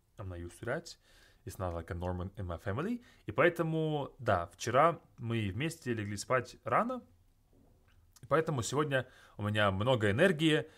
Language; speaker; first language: Russian; native; Russian